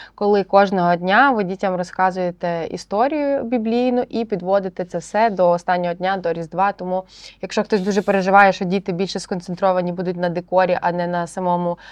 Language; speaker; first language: Ukrainian; native; Ukrainian